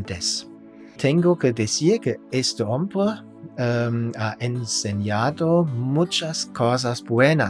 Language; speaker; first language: Spanish; non-native, fluent; German